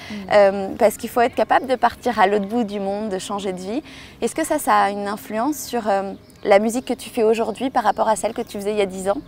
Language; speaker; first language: French; native; French